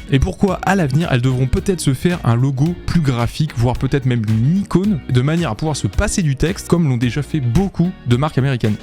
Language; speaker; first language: French; native; French